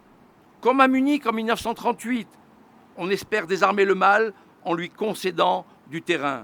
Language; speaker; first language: French; native; French